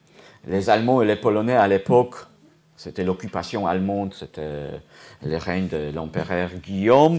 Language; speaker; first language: French; non-native, fluent; Polish